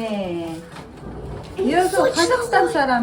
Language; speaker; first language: Korean; non-native, learner; Kazakh